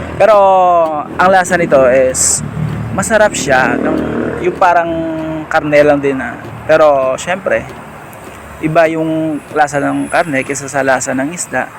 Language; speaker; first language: Filipino; non-native, local second language; Hiligaynon